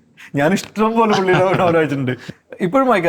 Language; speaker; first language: Malayalam; native; Malayalam